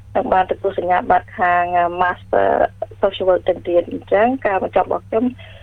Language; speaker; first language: Khmer; early bilingual, heritage; Khmer